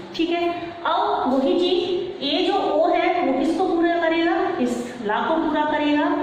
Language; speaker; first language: Hindi; native; Hindi